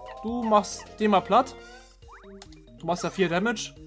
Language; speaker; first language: German; native; German